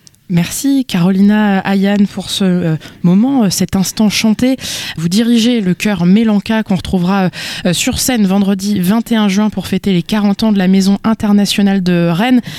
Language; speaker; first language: French; native; French